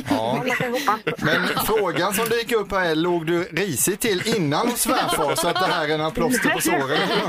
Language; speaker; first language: Swedish; native; Swedish